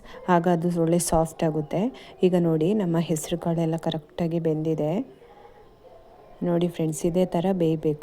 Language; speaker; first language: Kannada; native; Kannada